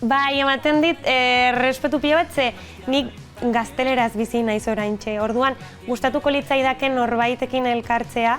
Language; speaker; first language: Basque; non-native, local second language; Spanish